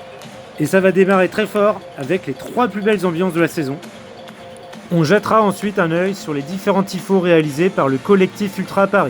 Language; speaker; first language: French; native; French